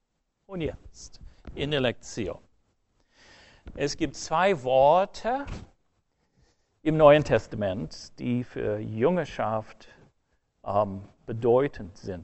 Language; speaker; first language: German; non-native, fluent; English